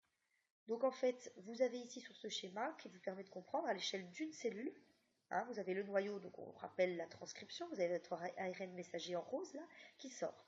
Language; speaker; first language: French; native; French